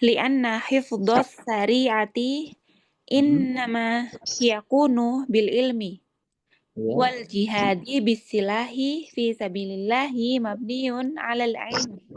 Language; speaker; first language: Arabic; non-native, learner; Indonesian